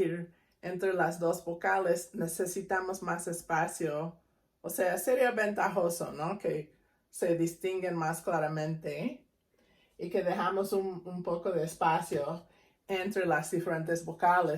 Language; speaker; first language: Spanish; non-native, fluent; English